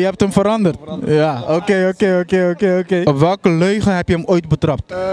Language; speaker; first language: Dutch; native; Dutch